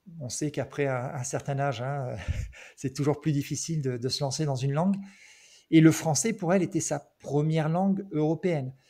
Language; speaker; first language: French; native; French